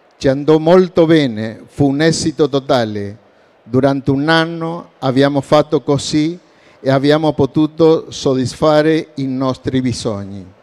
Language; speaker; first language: Italian; non-native, learner; Spanish